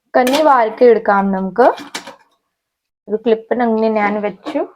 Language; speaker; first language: Malayalam; non-native, fluent; Hindi